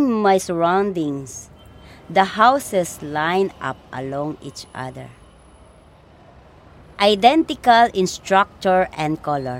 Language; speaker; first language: English; non-native, local second language; Cebuano